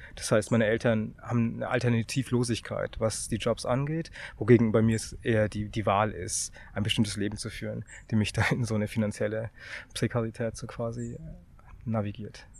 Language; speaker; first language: German; early bilingual, other home language; Tamil